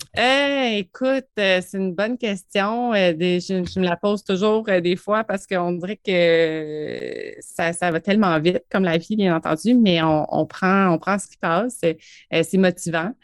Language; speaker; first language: French; native; French